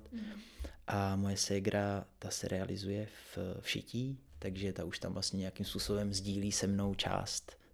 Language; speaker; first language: Czech; native; Czech